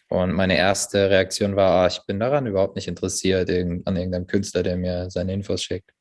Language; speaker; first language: German; native; German